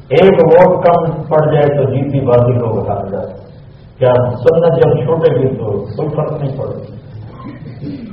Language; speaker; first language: Urdu; non-native, local second language; Punjabi